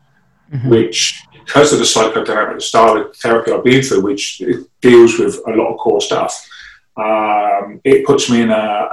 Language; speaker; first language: English; native; English